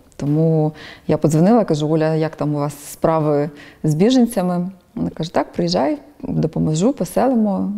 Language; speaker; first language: Ukrainian; native; Ukrainian